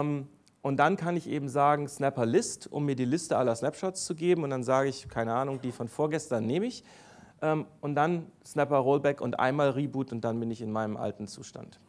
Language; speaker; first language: German; native; German